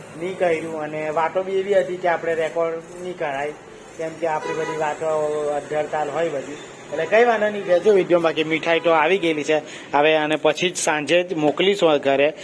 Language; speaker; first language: Gujarati; native; Gujarati